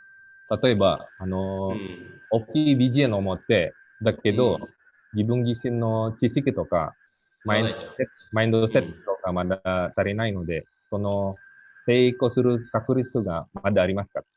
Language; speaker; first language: Japanese; non-native, fluent; Indonesian